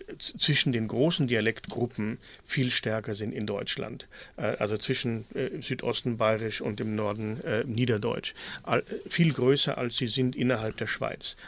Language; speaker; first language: German; native; German